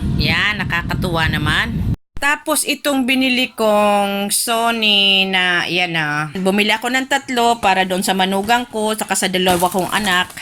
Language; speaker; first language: Filipino; non-native, local second language; Bikol